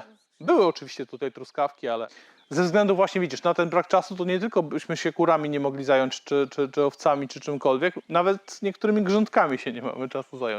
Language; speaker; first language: Polish; native; Polish